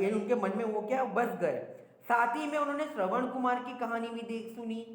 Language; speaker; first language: Hindi; non-native, local second language; Gujarati